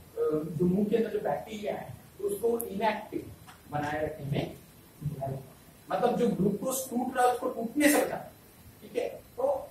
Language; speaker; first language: Hindi; non-native, local second language; Malayalam